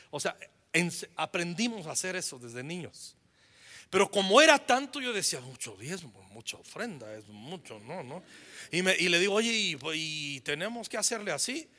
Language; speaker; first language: Spanish; native; Spanish